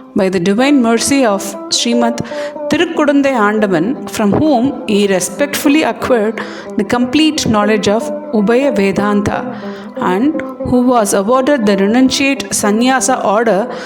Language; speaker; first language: English; non-native, local second language; Tamil